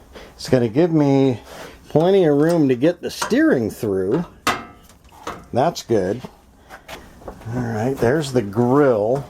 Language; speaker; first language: English; native; English